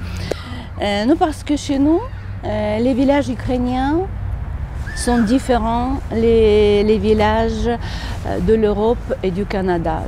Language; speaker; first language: French; non-native, fluent; Ukrainian